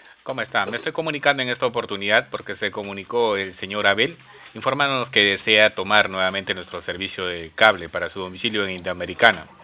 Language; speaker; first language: Spanish; native; Spanish